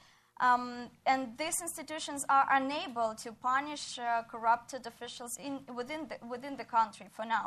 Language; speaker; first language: English; non-native, fluent; Ukrainian